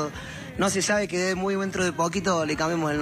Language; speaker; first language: Spanish; native; Spanish